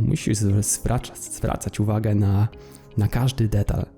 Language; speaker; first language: Polish; native; Polish